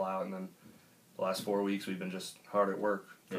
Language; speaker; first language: English; native; English